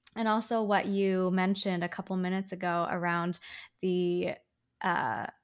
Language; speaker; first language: English; native; English